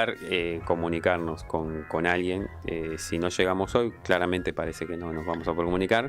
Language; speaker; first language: Spanish; native; Spanish